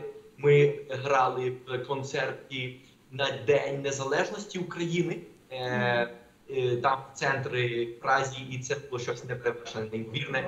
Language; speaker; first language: Ukrainian; non-native, fluent; Spanish